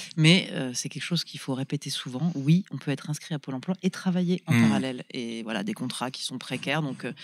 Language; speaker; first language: French; native; French